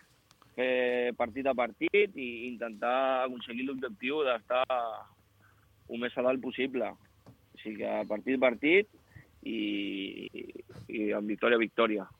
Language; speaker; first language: Catalan; non-native, local second language; Spanish